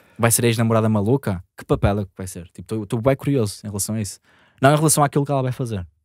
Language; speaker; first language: Portuguese; native; Portuguese